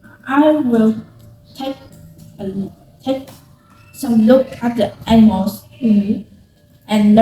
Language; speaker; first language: English; non-native, learner; Vietnamese